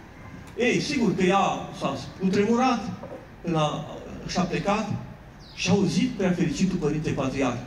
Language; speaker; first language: Romanian; native; Romanian